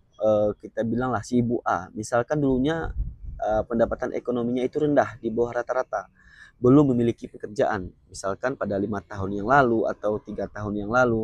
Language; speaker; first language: Indonesian; native; Indonesian